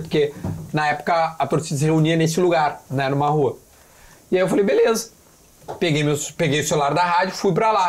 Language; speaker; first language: Portuguese; native; Portuguese